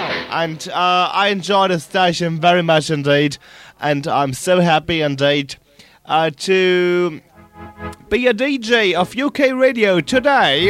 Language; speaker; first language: English; non-native, fluent; German